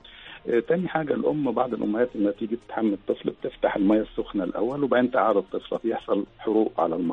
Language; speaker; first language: Arabic; native; Arabic